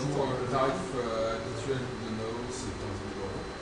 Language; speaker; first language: French; native; French